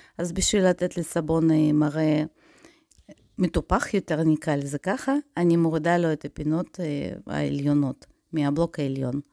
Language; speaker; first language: Hebrew; non-native, fluent; Russian